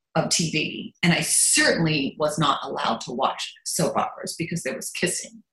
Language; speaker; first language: English; early bilingual, other home language; German